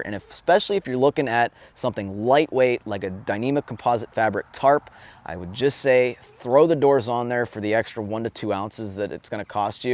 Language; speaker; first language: English; native; English